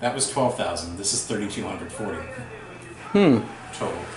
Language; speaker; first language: English; native; English